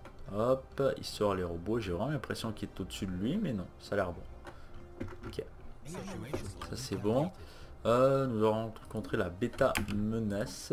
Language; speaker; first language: French; native; French